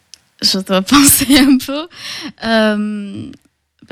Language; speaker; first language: French; non-native, fluent; Persian